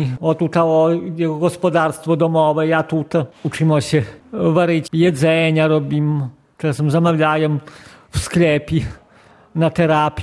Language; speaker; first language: Polish; non-native, local second language; Belarusian